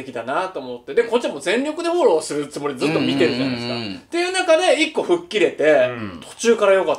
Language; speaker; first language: Japanese; native; Japanese